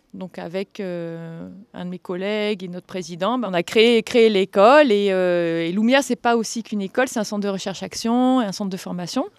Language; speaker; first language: French; native; French